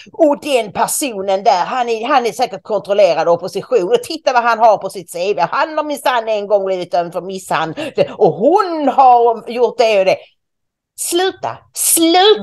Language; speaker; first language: Swedish; native; Swedish